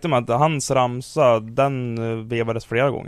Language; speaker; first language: Swedish; native; Swedish